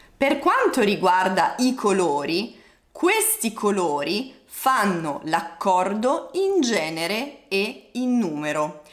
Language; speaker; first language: Italian; native; Italian